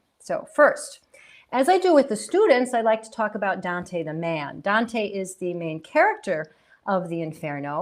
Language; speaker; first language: English; native; English